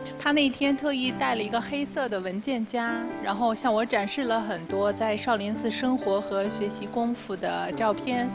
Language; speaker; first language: Chinese; native; Chinese